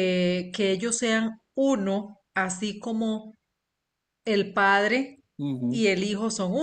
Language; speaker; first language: Spanish; native; Spanish